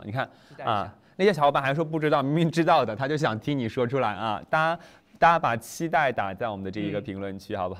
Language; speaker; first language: Chinese; native; Chinese